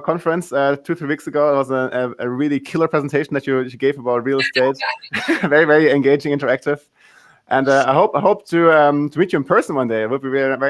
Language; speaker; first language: English; non-native, fluent; German